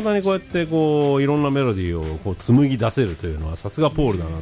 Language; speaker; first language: Japanese; native; Japanese